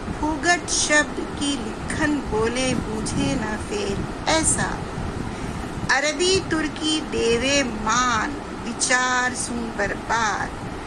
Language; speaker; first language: Urdu; native; Urdu